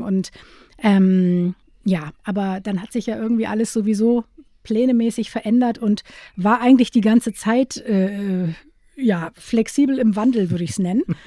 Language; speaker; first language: German; native; German